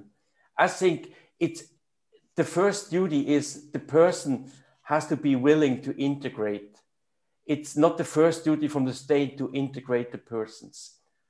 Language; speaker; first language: English; non-native, fluent; German